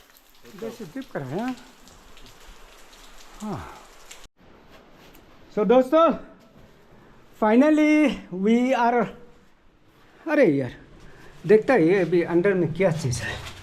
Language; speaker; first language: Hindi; non-native, local second language; Khasi